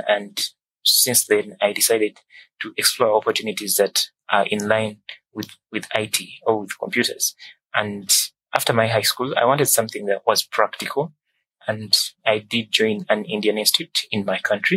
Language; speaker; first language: English; non-native, local second language; Ganda